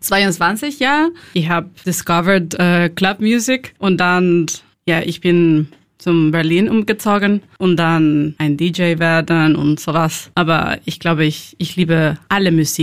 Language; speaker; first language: German; non-native, learner; Spanish